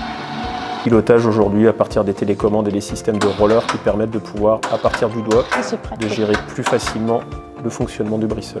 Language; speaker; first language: French; native; French